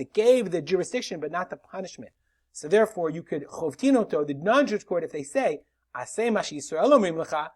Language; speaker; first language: English; native; English